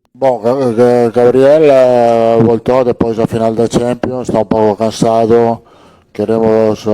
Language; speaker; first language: Portuguese; non-native, fluent; Italian